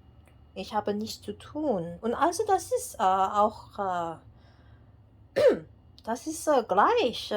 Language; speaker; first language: German; non-native, learner; English